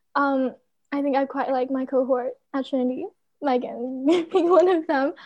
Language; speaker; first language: English; non-native, fluent; Chinese